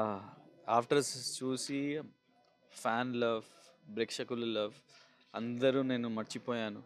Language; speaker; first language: Telugu; non-native, local second language; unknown